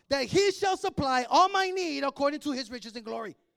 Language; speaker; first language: English; native; English